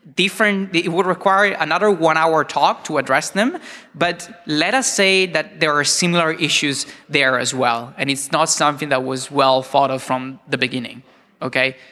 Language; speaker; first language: English; non-native, fluent; Italian